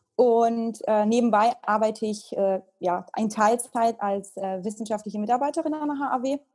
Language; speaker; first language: German; early bilingual, heritage; Italian